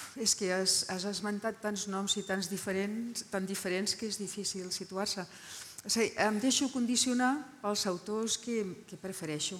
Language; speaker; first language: Catalan; non-native, local second language; Spanish